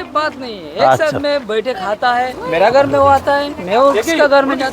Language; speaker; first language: Hindi; non-native, learner; Bangla